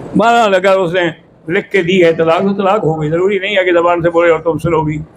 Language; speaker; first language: Urdu; native; Urdu